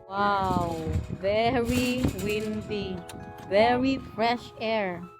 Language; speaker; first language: English; non-native, local second language; Filipino